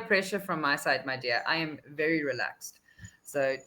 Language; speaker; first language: English; non-native, fluent; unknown